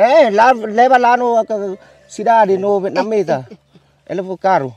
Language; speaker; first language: Portuguese; non-native, learner; Vietnamese